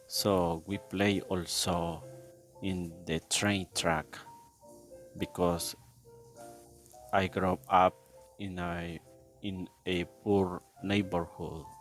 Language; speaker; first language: English; non-native, learner; Spanish